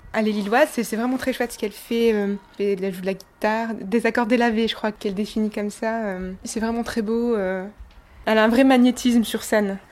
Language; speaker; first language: French; native; French